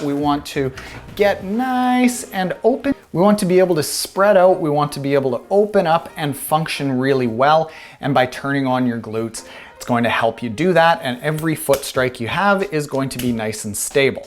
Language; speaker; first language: English; native; English